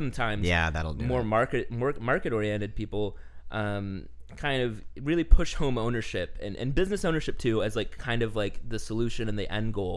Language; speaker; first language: English; native; English